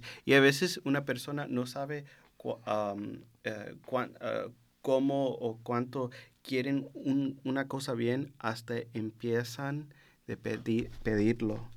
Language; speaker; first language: Spanish; non-native, learner; English